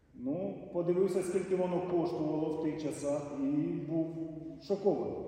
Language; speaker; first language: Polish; non-native, learner; Ukrainian